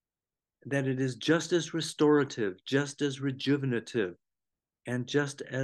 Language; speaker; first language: English; native; English